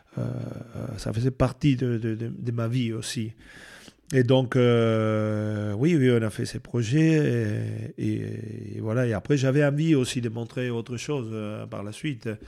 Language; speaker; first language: French; non-native, fluent; Spanish